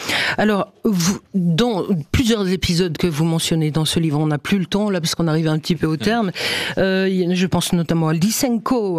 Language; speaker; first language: French; native; French